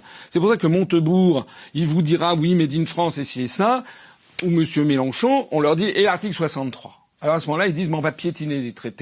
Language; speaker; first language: French; native; French